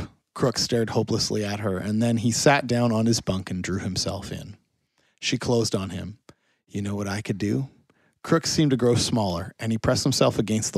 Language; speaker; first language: English; native; English